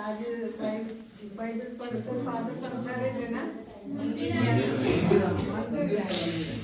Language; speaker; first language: Hindi; non-native, local second language; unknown